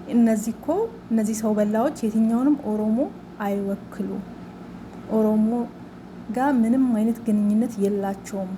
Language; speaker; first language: Amharic; non-native, local second language; Oromo